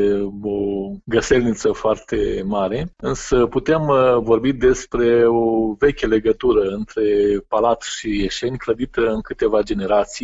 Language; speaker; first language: Romanian; native; Romanian